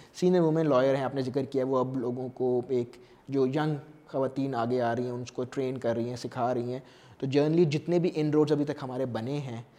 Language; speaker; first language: Urdu; native; Urdu